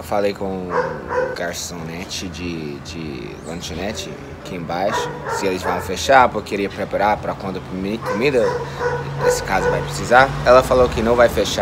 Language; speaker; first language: Portuguese; non-native, fluent; English